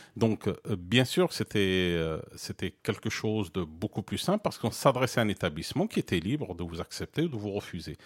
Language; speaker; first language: French; non-native, local second language; Arabic